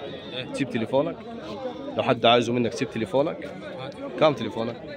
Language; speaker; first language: Arabic; native; Arabic